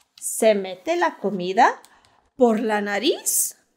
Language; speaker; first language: Spanish; early bilingual, heritage; Spanish